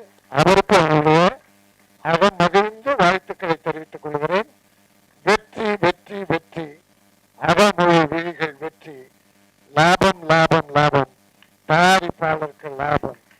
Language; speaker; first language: Tamil; native; Tamil